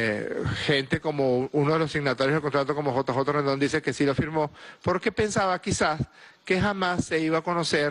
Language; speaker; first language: Spanish; native; Spanish